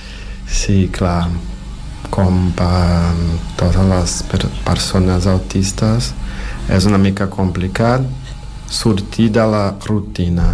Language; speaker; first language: Catalan; non-native, fluent; Portuguese